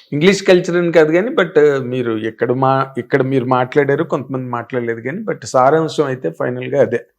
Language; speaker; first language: Telugu; native; Telugu